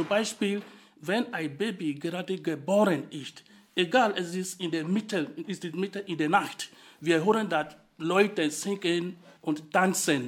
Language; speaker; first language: German; non-native, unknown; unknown